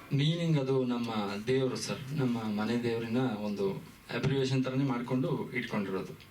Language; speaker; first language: Kannada; native; Kannada